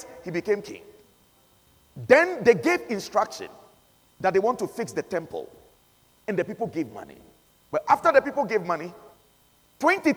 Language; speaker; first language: English; non-native, local second language; Akan